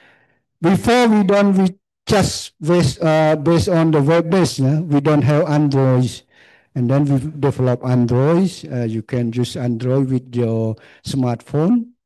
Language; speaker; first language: English; non-native, learner; Khmer